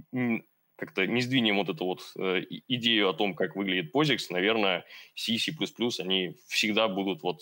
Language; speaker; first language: Russian; native; Russian